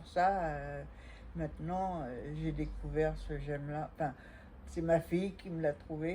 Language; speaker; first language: French; native; French